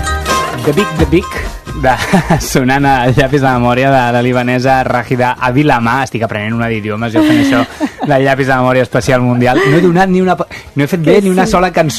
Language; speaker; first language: Catalan; native; Catalan